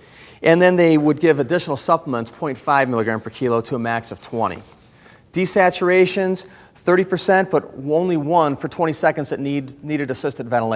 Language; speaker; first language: English; native; English